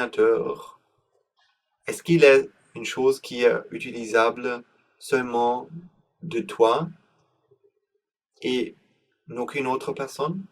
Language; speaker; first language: French; non-native, learner; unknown